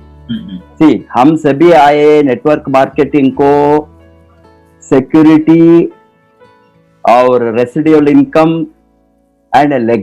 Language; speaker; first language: Hindi; non-native, local second language; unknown